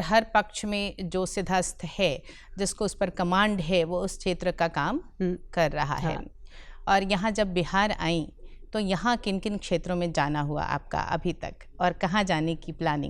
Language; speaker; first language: Hindi; native; Hindi